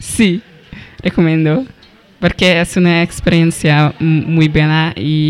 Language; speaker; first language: Spanish; non-native, learner; Hungarian